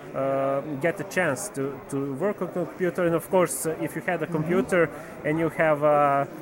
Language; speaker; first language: English; non-native, fluent; Serbian